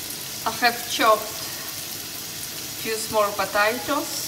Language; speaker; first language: English; non-native, learner; Polish